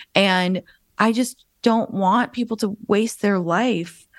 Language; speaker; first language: English; native; English